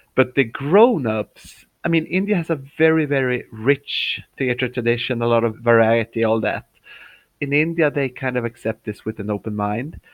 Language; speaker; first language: English; non-native, fluent; Swedish